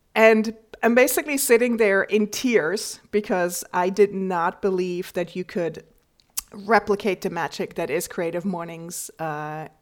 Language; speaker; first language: English; non-native, fluent; German